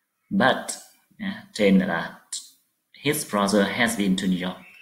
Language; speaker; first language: English; non-native, fluent; Vietnamese